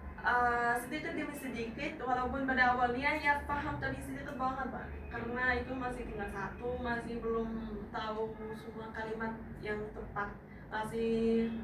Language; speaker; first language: Indonesian; non-native, fluent; Arabic